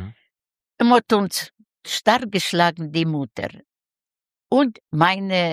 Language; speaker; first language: German; non-native, learner; Russian